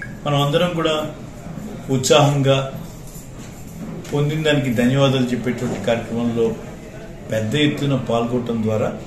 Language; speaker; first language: Telugu; native; Telugu